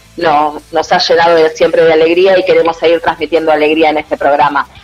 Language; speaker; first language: Spanish; native; Spanish